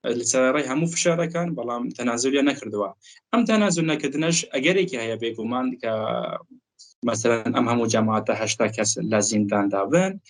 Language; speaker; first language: Central Kurdish; non-native, local second language; Kurdish